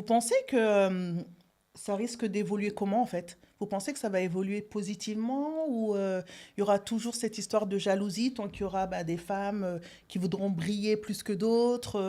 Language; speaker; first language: French; native; French